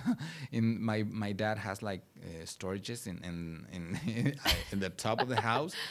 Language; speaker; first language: English; non-native, fluent; Spanish